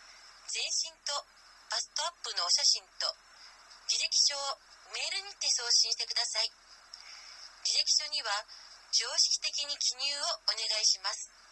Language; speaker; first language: Japanese; native; Japanese